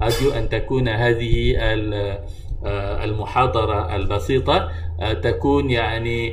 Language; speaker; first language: Arabic; non-native, fluent; Malay